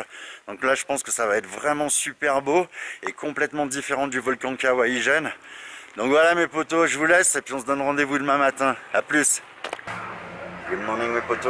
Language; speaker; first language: French; native; French